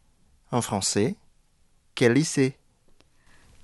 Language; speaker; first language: French; non-native, fluent; Indonesian